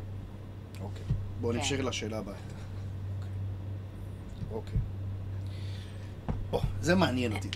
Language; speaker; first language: Hebrew; native; Hebrew